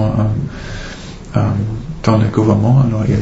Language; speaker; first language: French; non-native, fluent; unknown